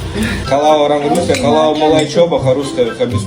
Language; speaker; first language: Indonesian; non-native, learner; Russian